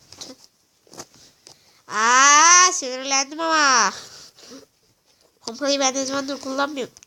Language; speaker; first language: Turkish; native; Turkish